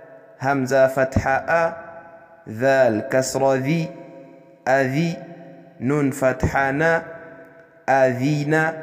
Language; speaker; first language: Arabic; non-native, fluent; Kinyarwanda